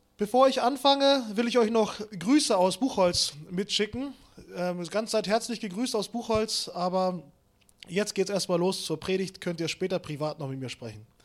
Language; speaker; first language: German; early bilingual, other home language; Russian